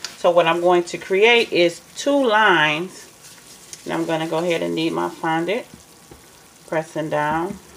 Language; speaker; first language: English; native; English